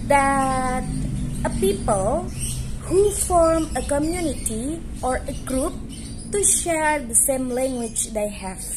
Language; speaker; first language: English; non-native, learner; Javanese